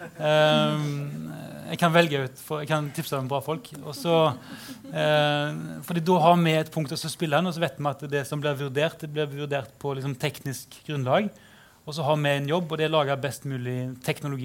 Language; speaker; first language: Norwegian; native; Norwegian